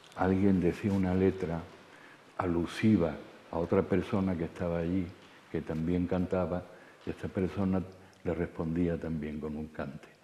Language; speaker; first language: Spanish; native; Spanish